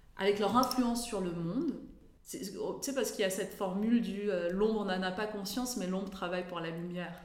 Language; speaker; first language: French; native; French